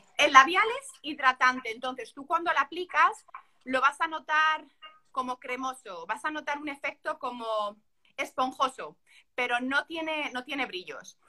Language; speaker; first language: Spanish; native; Spanish